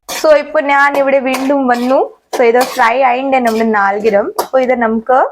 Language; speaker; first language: Malayalam; non-native, learner; Kannada